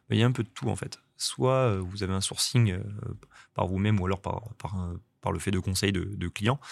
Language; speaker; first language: French; native; French